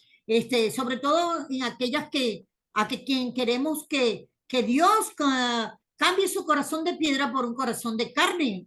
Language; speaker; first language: Spanish; native; Spanish